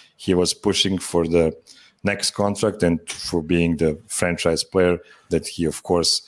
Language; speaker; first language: English; non-native, fluent; Serbian